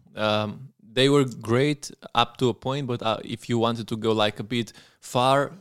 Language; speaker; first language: English; non-native, fluent; Romanian